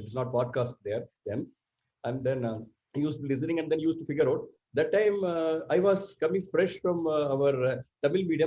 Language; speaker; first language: English; non-native, local second language; Tamil